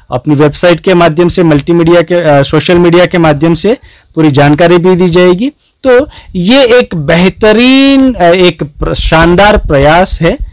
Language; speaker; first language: Hindi; non-native, local second language; Gujarati